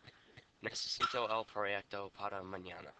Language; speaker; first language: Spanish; non-native, learner; English